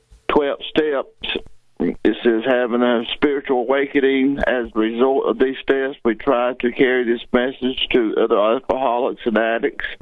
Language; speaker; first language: English; native; English